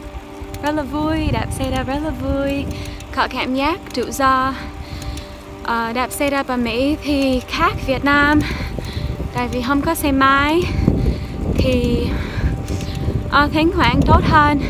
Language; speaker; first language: Vietnamese; non-native, fluent; English